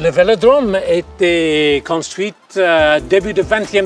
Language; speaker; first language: French; non-native, fluent; English